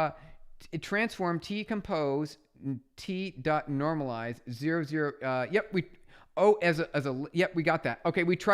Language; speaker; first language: English; native; English